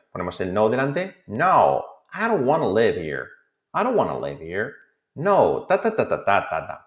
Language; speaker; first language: English; non-native, fluent; Spanish